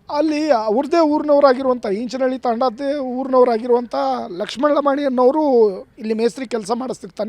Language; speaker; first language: Kannada; non-native, local second language; Lambadi